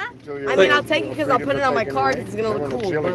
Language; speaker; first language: English; native; English